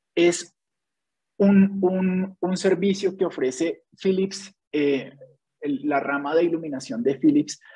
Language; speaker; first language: Spanish; native; Spanish